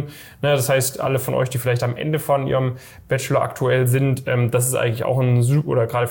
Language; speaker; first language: German; native; German